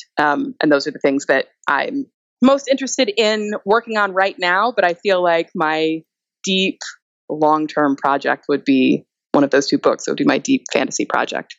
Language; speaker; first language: English; native; English